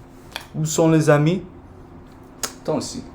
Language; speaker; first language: French; non-native, learner; English